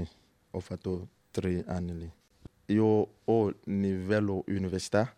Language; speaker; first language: Italian; non-native, learner; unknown